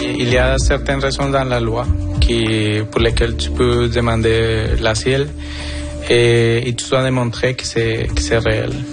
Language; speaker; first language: French; non-native, fluent; Spanish